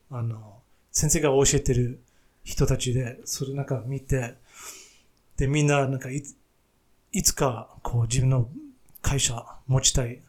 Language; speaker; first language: Japanese; non-native, fluent; English